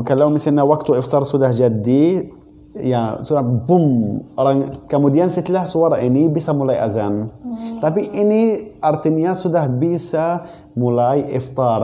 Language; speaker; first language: Indonesian; non-native, learner; Arabic